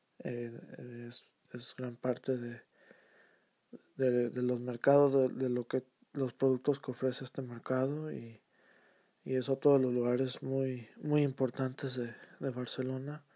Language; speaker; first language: Spanish; early bilingual, heritage; Spanish